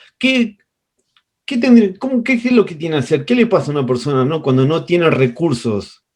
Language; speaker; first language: Spanish; native; Spanish